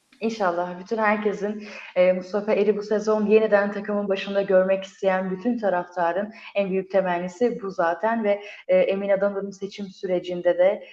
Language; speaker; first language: Turkish; native; Turkish